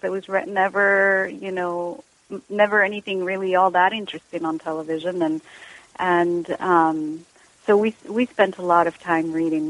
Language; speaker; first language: English; non-native, fluent; Arabic